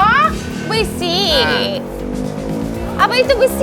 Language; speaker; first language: Indonesian; non-native, fluent; Russian